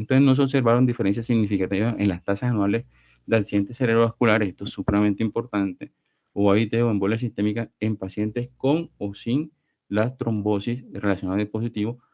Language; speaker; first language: Spanish; native; Spanish